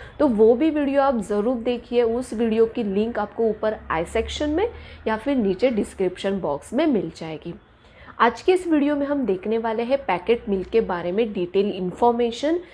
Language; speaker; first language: Hindi; non-native, local second language; Marathi